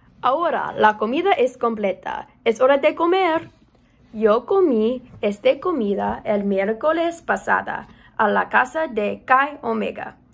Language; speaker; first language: Spanish; non-native, learner; English